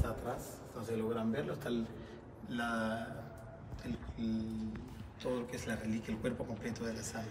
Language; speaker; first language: Spanish; non-native, fluent; Arabic